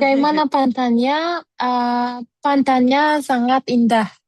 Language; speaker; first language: Indonesian; non-native, learner; Turkish